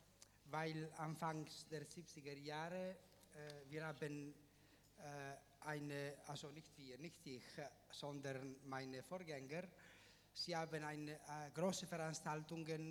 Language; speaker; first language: German; non-native, fluent; Italian